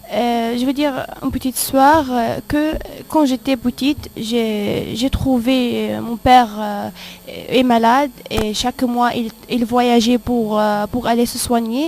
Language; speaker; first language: French; non-native, fluent; Arabic